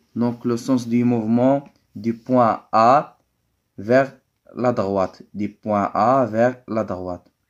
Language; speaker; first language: French; non-native, local second language; Arabic